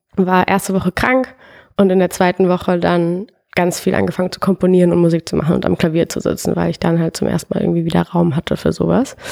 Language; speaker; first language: German; native; German